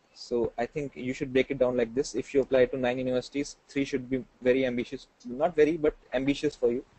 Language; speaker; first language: English; non-native, local second language; Hindi